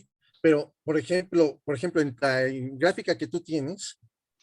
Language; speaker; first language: Spanish; native; Spanish